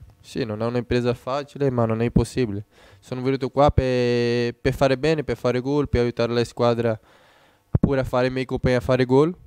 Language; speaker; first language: Italian; non-native, fluent; Portuguese